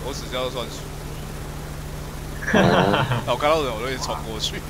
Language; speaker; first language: Chinese; native; Chinese